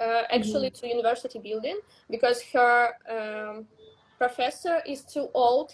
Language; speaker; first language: English; non-native, learner; Russian